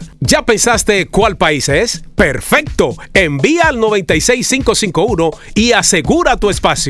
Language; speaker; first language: Spanish; native; Spanish